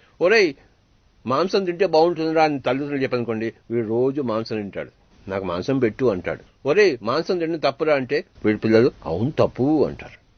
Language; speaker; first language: Telugu; native; Telugu